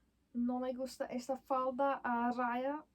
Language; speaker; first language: Spanish; non-native, learner; English